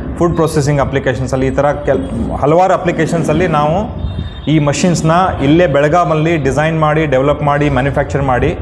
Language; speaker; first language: Kannada; native; Kannada